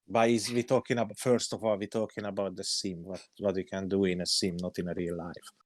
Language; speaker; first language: English; non-native, learner; Hungarian